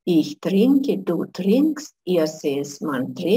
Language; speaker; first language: German; non-native, fluent; Russian